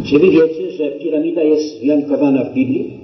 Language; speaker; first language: Polish; native; Polish